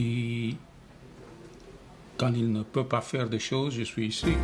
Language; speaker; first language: French; non-native, fluent; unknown